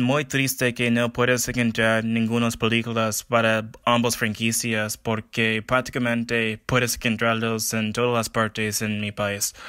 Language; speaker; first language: Spanish; non-native, learner; English